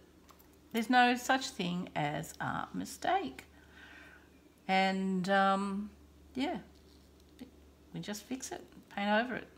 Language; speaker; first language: English; native; English